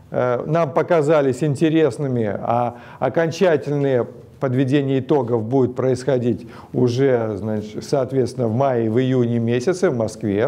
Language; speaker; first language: Russian; native; Russian